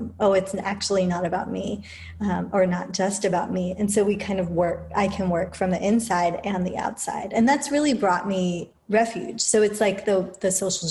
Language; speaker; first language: English; native; English